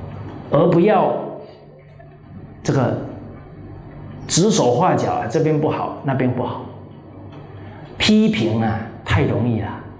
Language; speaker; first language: Chinese; native; Chinese